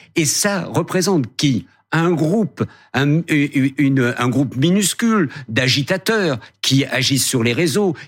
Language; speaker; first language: French; native; French